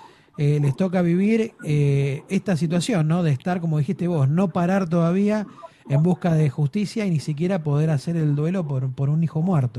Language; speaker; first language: Spanish; native; Spanish